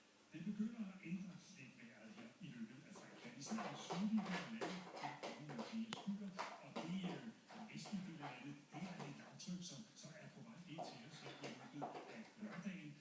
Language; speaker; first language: Danish; native; Danish